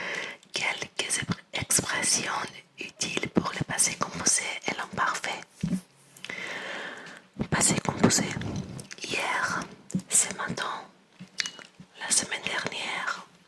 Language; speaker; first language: French; non-native, learner; English